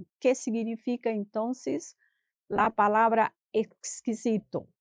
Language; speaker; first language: Spanish; non-native, fluent; Portuguese